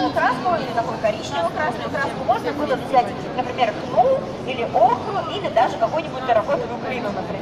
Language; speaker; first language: Russian; native; Russian